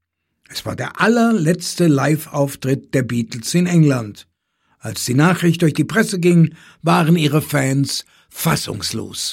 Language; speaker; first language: German; native; German